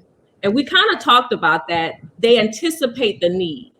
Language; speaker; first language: English; native; English